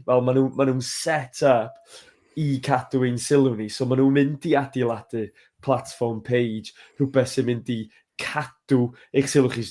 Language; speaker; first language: Welsh; native; Welsh